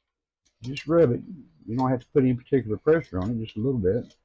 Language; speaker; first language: English; native; English